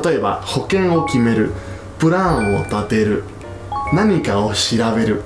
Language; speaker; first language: Japanese; non-native, fluent; Spanish